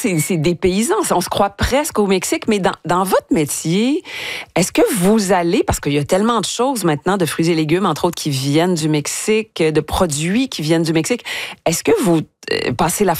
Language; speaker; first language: French; native; French